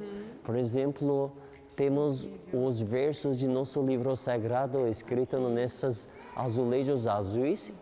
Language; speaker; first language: Portuguese; non-native, learner; Turkish